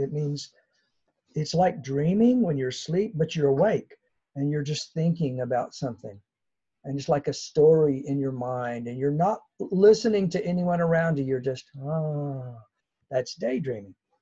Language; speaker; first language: English; native; English